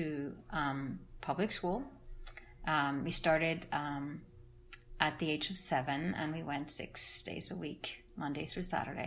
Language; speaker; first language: English; non-native, fluent; Norwegian